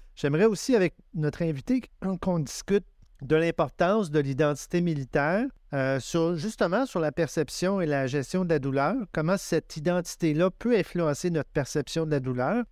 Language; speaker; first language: French; native; French